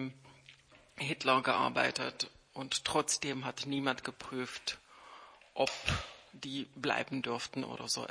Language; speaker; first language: German; non-native, fluent; Czech